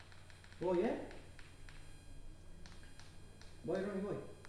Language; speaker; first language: Spanish; native; Spanish